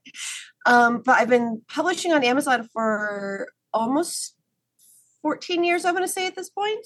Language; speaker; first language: English; native; English